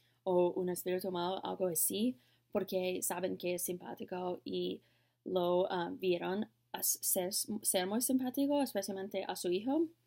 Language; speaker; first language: Spanish; non-native, learner; English